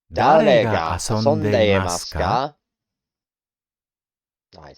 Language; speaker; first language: Japanese; non-native, learner; English